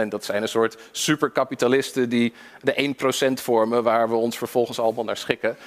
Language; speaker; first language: Dutch; early bilingual, other home language; English